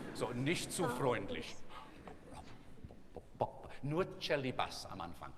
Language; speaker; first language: German; non-native, learner; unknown